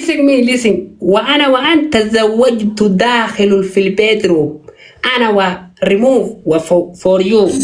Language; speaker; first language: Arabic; non-native, learner; Oromo